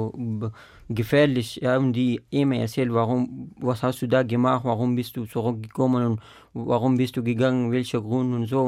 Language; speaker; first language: German; non-native, fluent; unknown